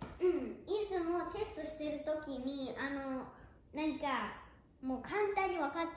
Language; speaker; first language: Japanese; early bilingual, heritage; Japanese